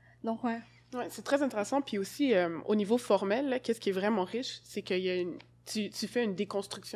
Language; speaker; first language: French; native; French